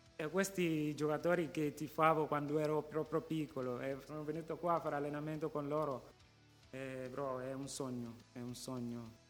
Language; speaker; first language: Italian; non-native, local second language; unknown